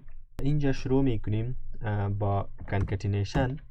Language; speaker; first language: Persian; native; Persian